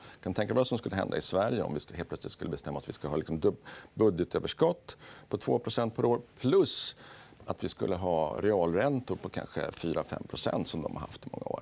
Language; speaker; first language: Swedish; native; Swedish